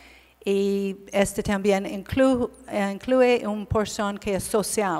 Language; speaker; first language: Spanish; non-native, learner; English